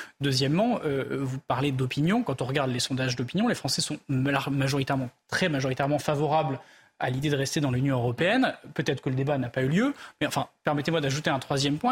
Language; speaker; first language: French; native; French